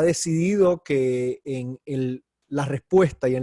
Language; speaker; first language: Spanish; native; Spanish